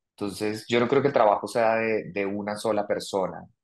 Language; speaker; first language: Spanish; native; Spanish